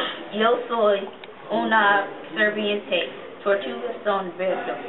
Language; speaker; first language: Spanish; non-native, learner; English